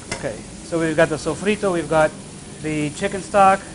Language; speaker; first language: English; native; English